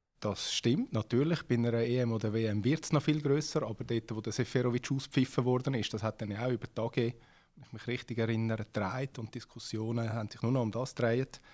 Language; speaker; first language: German; native; German